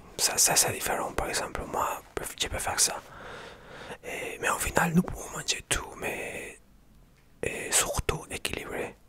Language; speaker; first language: French; non-native, learner; Spanish